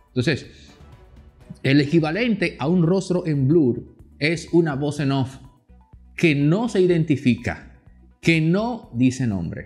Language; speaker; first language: Spanish; native; Spanish